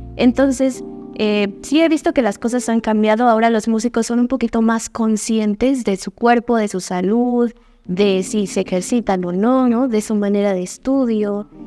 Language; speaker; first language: Spanish; native; Spanish